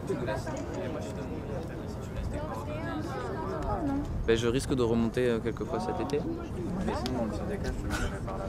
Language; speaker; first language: French; native; French